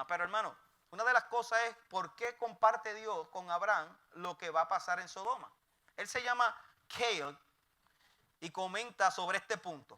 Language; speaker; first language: Spanish; native; Spanish